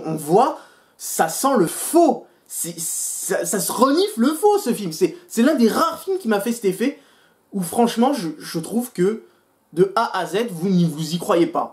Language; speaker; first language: French; native; French